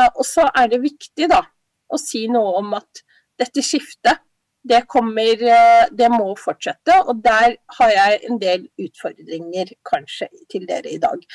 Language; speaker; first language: Norwegian; early bilingual, other home language; Somali